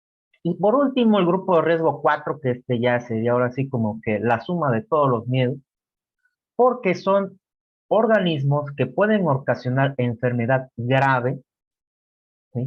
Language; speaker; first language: Spanish; native; Spanish